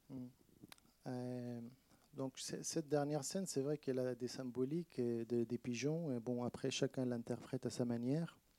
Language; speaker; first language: French; non-native, fluent; Arabic